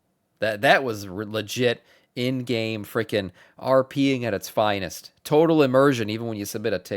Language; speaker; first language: English; native; English